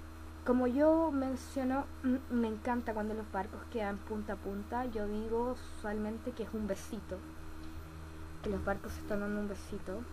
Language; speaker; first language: Spanish; native; Spanish